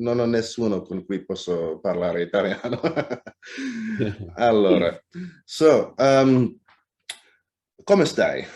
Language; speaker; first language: Italian; non-native, fluent; Indonesian